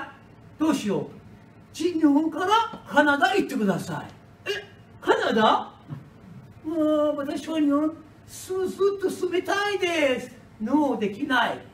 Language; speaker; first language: Japanese; non-native, learner; Persian